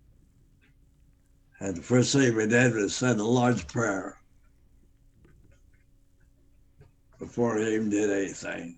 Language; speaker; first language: English; native; English